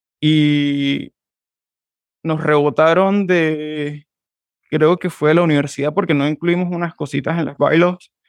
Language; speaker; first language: Spanish; native; Spanish